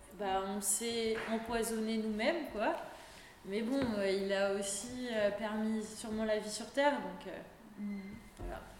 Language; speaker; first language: French; native; French